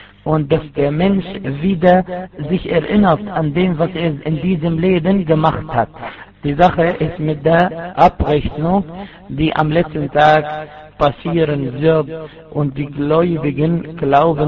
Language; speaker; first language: German; non-native, fluent; Arabic